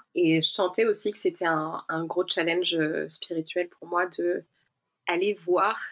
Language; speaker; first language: French; native; French